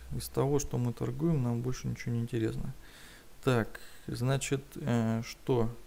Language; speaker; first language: Russian; native; Russian